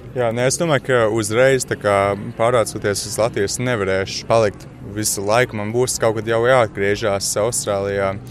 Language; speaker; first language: Latvian; early bilingual, heritage; Latvian